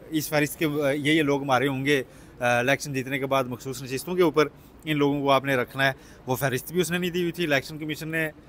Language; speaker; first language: Urdu; native; Urdu